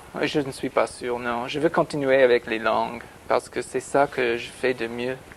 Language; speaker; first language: French; non-native, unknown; English